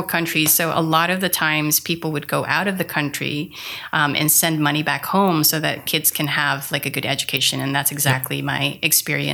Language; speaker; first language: English; non-native, local second language; Filipino